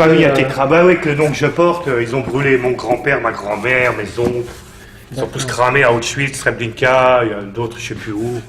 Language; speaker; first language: French; native; French